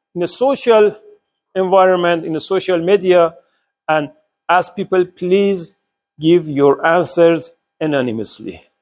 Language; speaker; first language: English; non-native, fluent; Persian